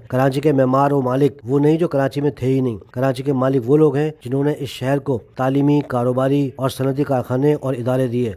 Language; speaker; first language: Urdu; native; Urdu